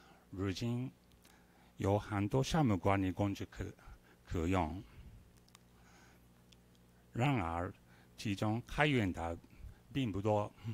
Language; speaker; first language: Chinese; non-native, learner; Japanese